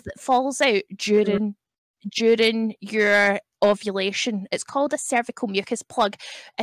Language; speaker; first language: English; native; English